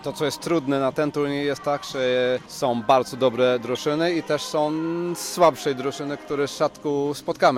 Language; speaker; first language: Polish; non-native, learner; Swedish